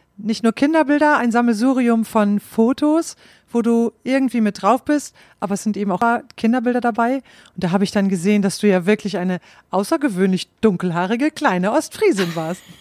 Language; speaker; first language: German; native; German